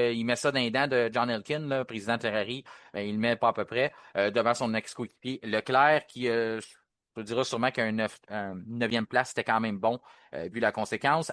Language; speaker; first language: French; native; French